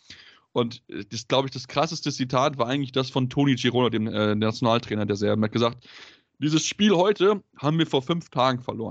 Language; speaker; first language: German; native; German